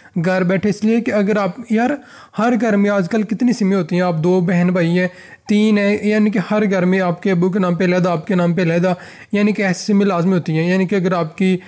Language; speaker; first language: Urdu; native; Urdu